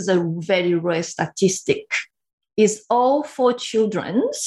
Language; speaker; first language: English; non-native, fluent; Portuguese